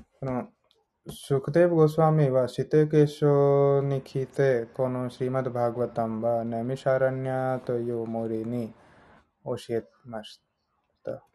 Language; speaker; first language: Japanese; non-native, learner; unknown